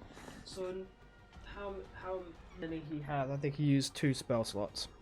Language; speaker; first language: English; native; English